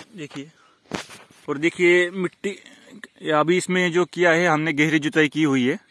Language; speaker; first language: Hindi; non-native, local second language; Marathi